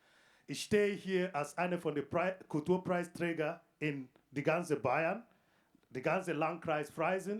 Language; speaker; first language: German; non-native, fluent; Igbo